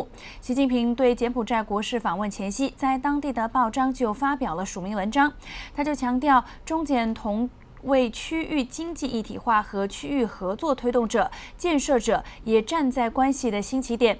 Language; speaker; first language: Chinese; non-native, local second language; Cantonese